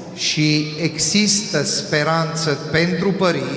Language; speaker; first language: Romanian; non-native, fluent; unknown